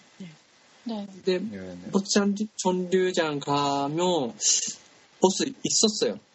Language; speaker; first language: Korean; non-native, learner; Japanese